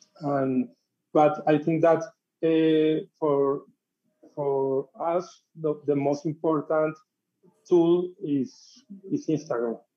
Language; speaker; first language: English; non-native, learner; Spanish